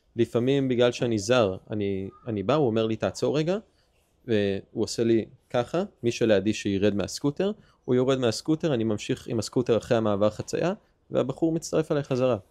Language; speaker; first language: Hebrew; early bilingual, heritage; Hebrew